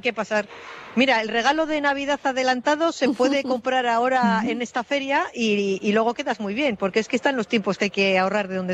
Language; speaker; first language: Spanish; native; Spanish